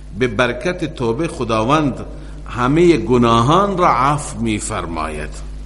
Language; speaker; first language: Persian; native; Persian